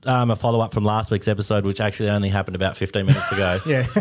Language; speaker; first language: English; native; English